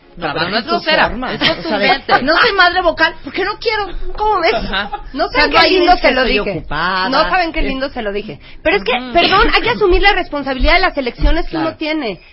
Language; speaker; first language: Spanish; native; Spanish